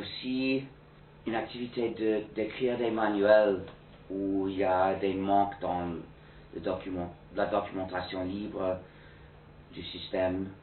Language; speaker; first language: French; non-native, fluent; English